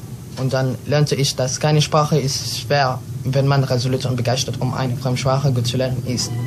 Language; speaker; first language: German; non-native, learner; Filipino